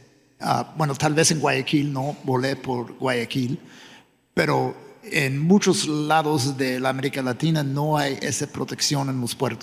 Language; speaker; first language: Spanish; non-native, fluent; English